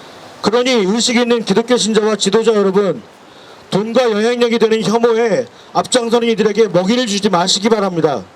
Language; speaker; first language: Korean; native; Korean